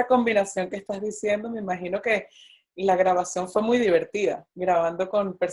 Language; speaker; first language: Spanish; native; Spanish